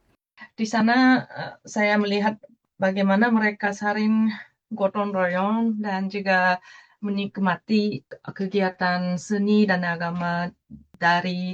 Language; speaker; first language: Indonesian; non-native, fluent; Japanese